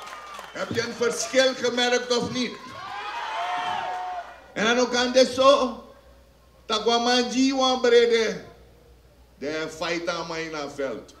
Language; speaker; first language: Dutch; non-native, local second language; Sranan Tongo